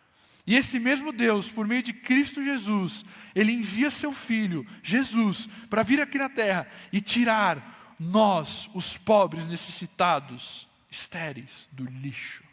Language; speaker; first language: Portuguese; native; Portuguese